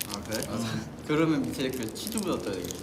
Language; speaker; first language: Korean; native; Korean